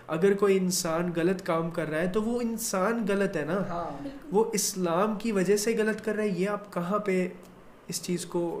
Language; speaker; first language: Hindi; native; Hindi